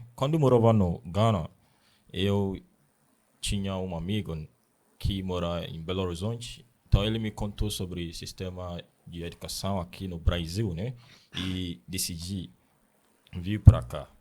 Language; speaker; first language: Portuguese; non-native, learner; Akan